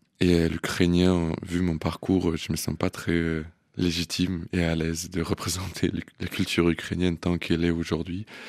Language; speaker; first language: French; non-native, fluent; Russian